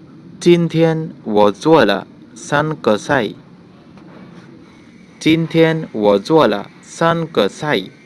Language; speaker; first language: Chinese; non-native, fluent; Bangla